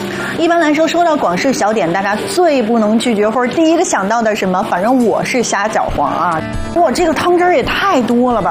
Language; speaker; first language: Chinese; native; Chinese